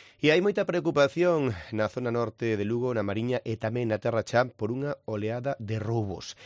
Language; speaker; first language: Galician; native; Galician